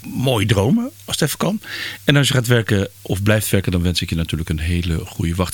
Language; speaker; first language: Dutch; native; Dutch